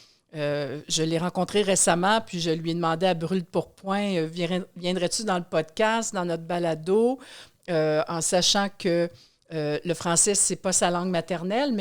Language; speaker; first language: French; native; French